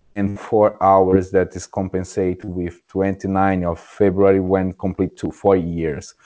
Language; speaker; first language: English; non-native, fluent; Portuguese